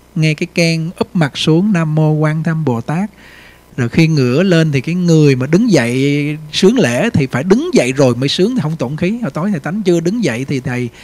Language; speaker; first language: Vietnamese; native; Vietnamese